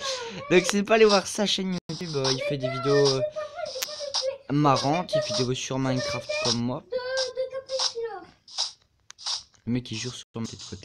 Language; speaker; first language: French; native; French